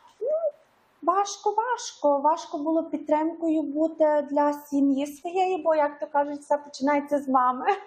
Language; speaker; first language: Ukrainian; native; Ukrainian